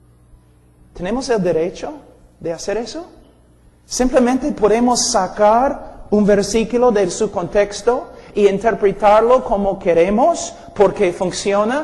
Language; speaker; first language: Spanish; non-native, fluent; English